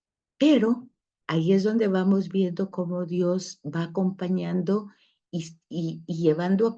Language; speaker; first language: Spanish; native; Spanish